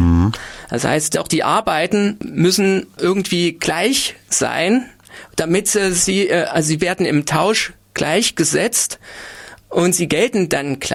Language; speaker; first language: German; native; German